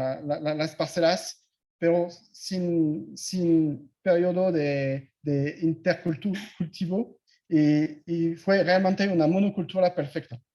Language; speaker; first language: Spanish; non-native, fluent; French